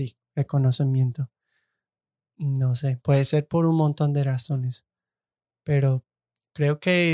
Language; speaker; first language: Spanish; non-native, fluent; English